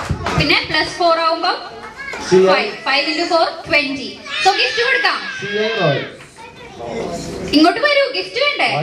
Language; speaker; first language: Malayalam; native; Malayalam